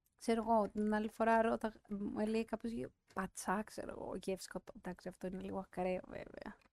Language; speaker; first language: Greek; native; Greek